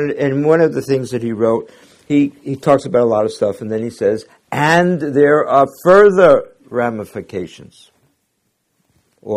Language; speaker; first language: English; native; English